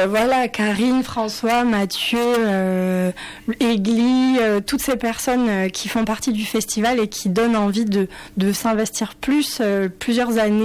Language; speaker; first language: French; native; French